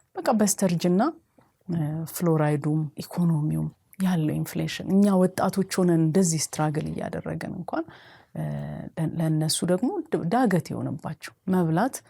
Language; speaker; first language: Amharic; native; Amharic